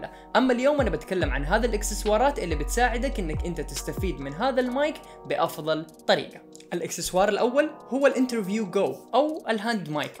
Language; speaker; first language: Arabic; native; Arabic